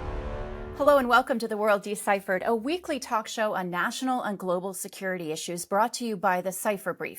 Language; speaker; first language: English; native; English